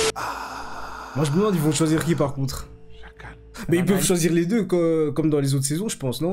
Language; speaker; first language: French; native; French